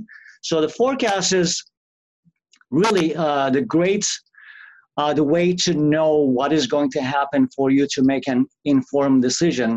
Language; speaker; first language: English; non-native, fluent; Turkish